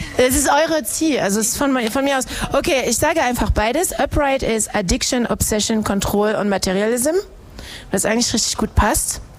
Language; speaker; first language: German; non-native, fluent; French